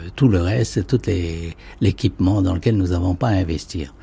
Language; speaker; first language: French; native; French